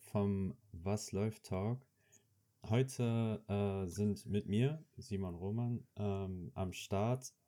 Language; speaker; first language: German; native; German